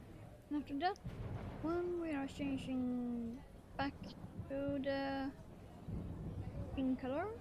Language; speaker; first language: English; non-native, fluent; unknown